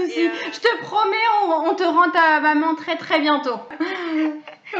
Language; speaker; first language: French; native; French